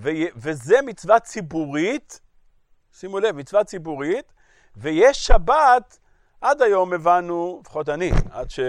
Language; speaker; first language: Hebrew; native; Hebrew